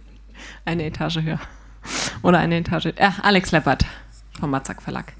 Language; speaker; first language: German; native; German